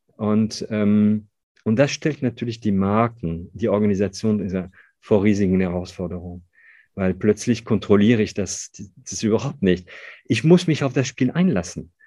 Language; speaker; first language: German; non-native, fluent; French